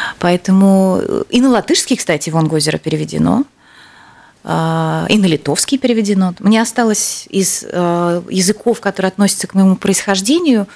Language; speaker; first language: Russian; native; Russian